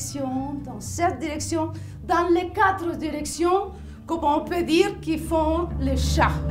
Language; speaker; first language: French; non-native, fluent; Spanish